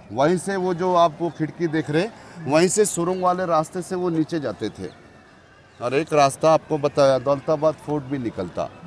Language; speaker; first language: Hindi; non-native, local second language; Marathi